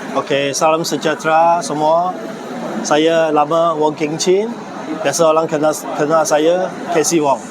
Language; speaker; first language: Malay; non-native, local second language; Chinese